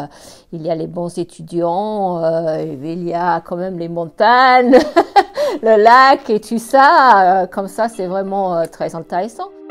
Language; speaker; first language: French; non-native, fluent; English